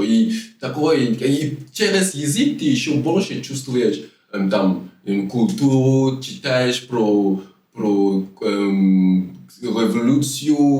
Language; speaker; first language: Russian; non-native, learner; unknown